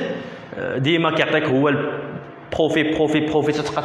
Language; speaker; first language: French; non-native, local second language; Arabic